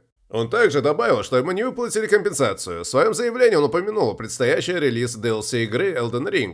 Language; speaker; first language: Russian; native; Russian